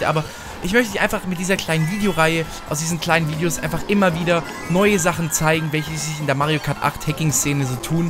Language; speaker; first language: German; native; German